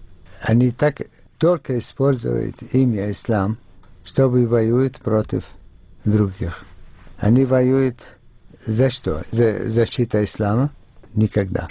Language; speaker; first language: Russian; non-native, fluent; Arabic